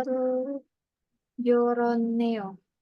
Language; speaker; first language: Korean; non-native, learner; Indonesian